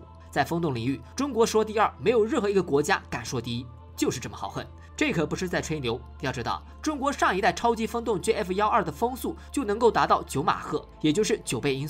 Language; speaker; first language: Chinese; native; Chinese